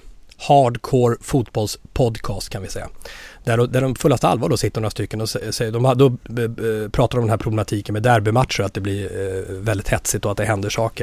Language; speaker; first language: Swedish; native; Swedish